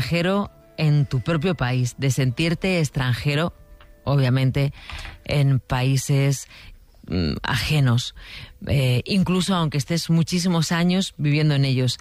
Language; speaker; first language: Spanish; native; Spanish